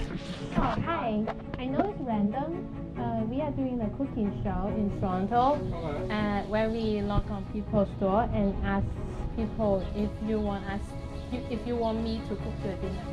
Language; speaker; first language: English; non-native, fluent; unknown